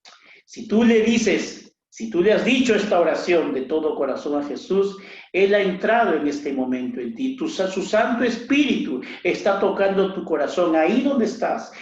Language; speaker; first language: Spanish; native; Spanish